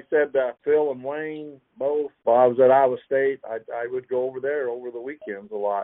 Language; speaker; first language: English; native; English